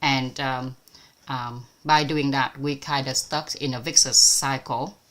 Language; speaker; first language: English; non-native, fluent; Vietnamese